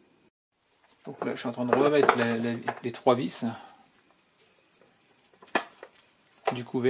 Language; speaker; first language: French; native; French